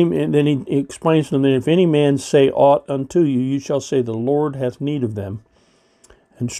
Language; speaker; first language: English; native; English